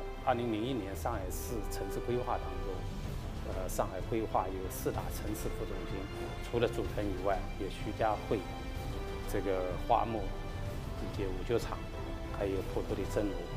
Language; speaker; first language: Chinese; native; Chinese